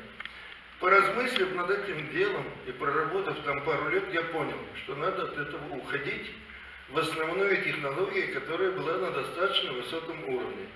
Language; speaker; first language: Russian; native; Russian